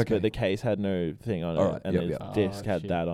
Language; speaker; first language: English; native; English